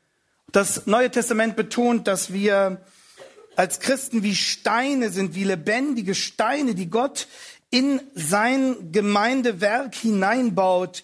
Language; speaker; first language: German; native; German